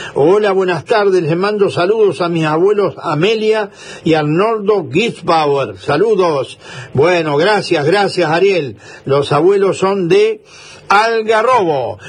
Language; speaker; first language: Spanish; native; Spanish